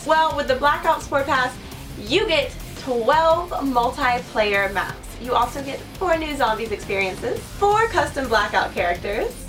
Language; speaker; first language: English; native; English